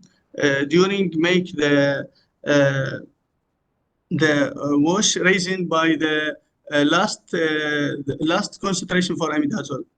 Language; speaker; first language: English; non-native, learner; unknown